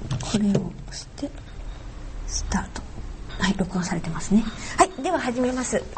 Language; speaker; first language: Japanese; native; Japanese